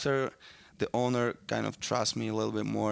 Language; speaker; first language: English; non-native, learner; Russian